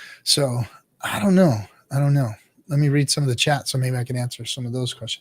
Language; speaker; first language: English; native; English